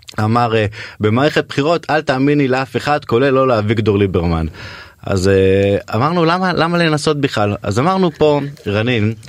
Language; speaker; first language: Hebrew; native; Hebrew